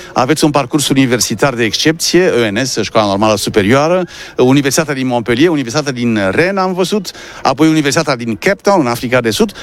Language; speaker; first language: Romanian; native; Romanian